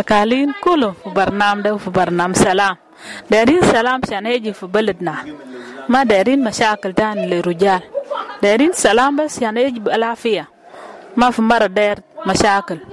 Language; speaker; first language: Arabic; non-native, local second language; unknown